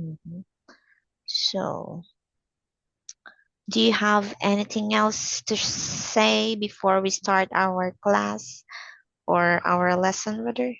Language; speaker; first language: English; non-native, fluent; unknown